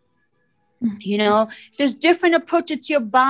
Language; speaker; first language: English; early bilingual, other home language; Italian